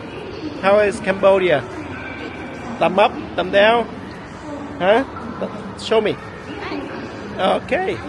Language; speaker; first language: English; early bilingual, heritage; Vietnamese